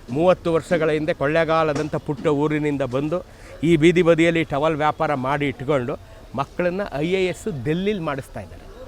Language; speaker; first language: Kannada; native; Kannada